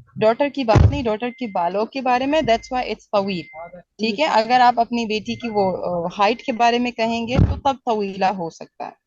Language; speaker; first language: Urdu; native; Urdu